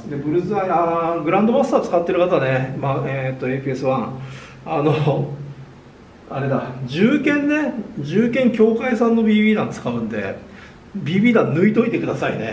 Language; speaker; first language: Japanese; native; Japanese